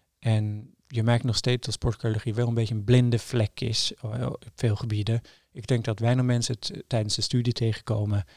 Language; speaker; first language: Dutch; non-native, fluent; Norwegian